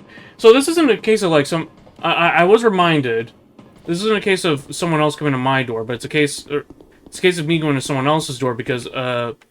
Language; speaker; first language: English; native; English